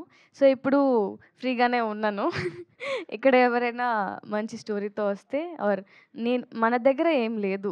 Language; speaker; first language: Telugu; non-native, learner; Tamil